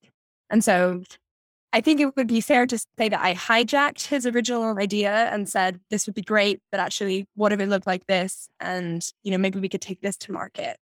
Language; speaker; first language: English; native; English